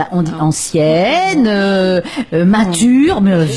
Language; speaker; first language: French; native; French